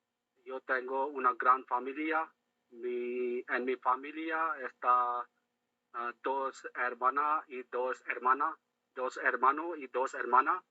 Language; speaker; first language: Spanish; non-native, learner; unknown